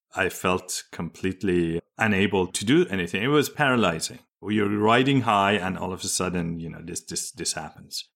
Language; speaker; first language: English; early bilingual, other home language; Persian